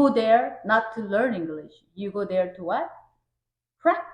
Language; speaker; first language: English; non-native, fluent; Korean